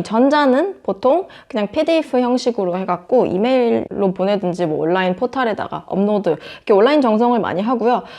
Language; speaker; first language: Korean; native; Korean